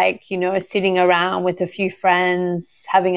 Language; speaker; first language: English; native; English